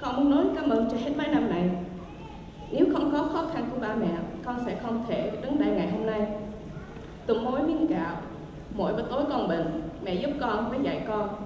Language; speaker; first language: Vietnamese; early bilingual, heritage; Vietnamese